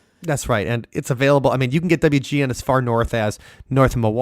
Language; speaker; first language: English; native; English